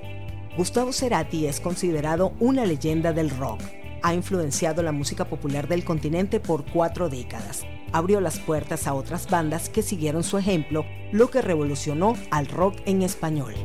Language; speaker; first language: Spanish; native; Spanish